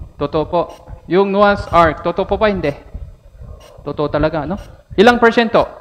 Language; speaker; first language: Filipino; non-native, fluent; Korean